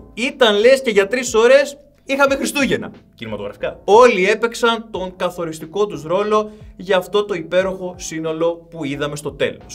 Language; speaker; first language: Greek; native; Greek